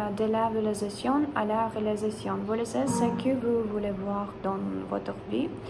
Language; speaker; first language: French; non-native, learner; Russian